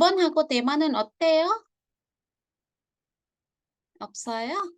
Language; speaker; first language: Korean; non-native, fluent; Indonesian